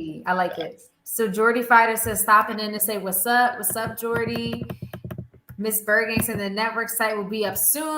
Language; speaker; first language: English; native; English